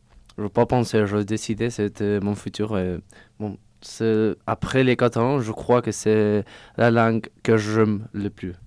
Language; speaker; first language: French; non-native, fluent; Spanish